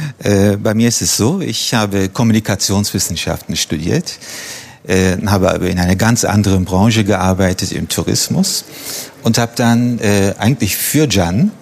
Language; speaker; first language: German; non-native, fluent; Turkish